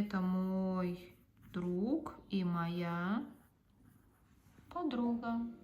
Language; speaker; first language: Russian; non-native, fluent; Azerbaijani